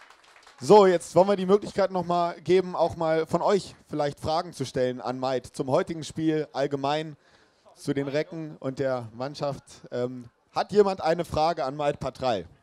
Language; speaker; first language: German; native; German